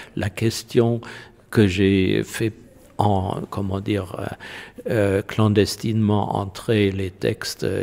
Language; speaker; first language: French; non-native, fluent; German